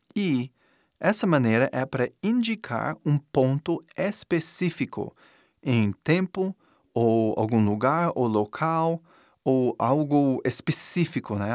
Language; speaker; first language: Portuguese; non-native, fluent; English